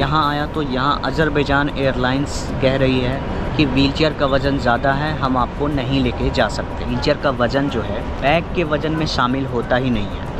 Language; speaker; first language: Hindi; native; Hindi